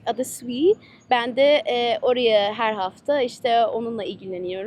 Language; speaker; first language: Turkish; early bilingual, heritage; Turkish